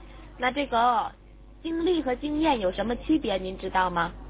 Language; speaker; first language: Chinese; native; Chinese